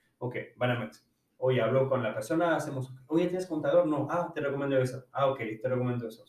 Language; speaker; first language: Spanish; non-native, fluent; French